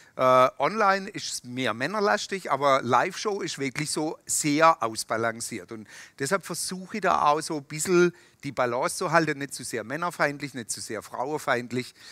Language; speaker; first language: German; native; German